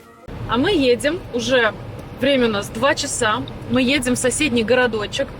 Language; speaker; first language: Russian; native; Russian